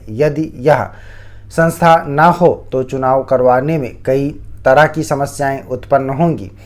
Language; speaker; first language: Hindi; native; Hindi